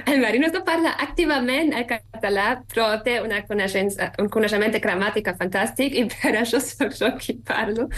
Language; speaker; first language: Catalan; non-native, fluent; German